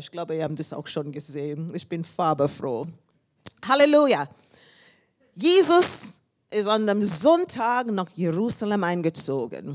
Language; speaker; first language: German; non-native, learner; English